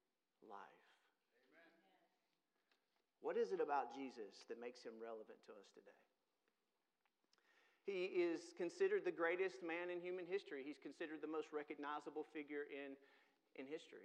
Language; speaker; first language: English; native; English